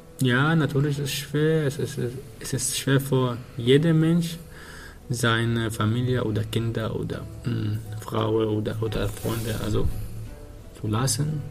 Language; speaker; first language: German; non-native, learner; Arabic